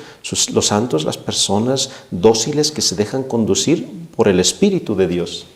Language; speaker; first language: Spanish; native; Spanish